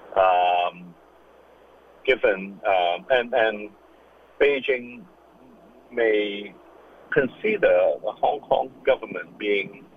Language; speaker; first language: English; non-native, local second language; Cantonese